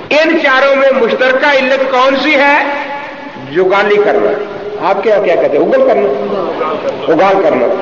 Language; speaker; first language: Urdu; non-native, local second language; Punjabi